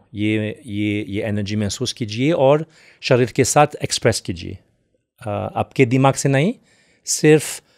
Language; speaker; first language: Hindi; non-native, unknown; French